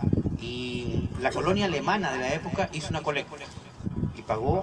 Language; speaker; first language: Spanish; native; Spanish